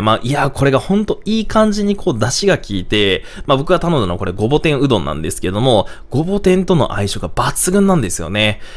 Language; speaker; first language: Japanese; native; Japanese